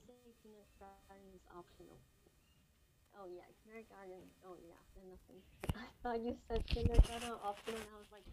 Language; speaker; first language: English; non-native, local second language; Cantonese